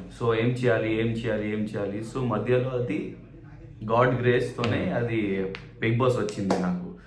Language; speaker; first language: Telugu; non-native, learner; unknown